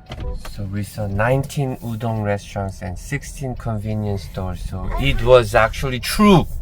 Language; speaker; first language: English; non-native, fluent; Korean